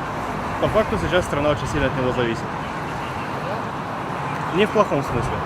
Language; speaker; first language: Russian; native; Russian